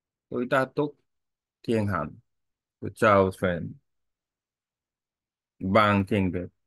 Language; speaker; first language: Vietnamese; non-native, learner; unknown